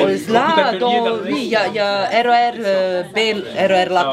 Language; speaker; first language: French; non-native, fluent; Serbian